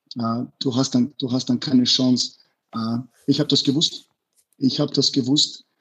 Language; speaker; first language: German; early bilingual, other home language; Bosnian